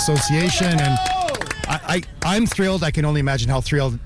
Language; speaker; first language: English; native; English